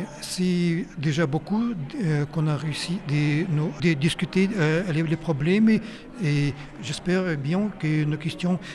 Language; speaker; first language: French; non-native, fluent; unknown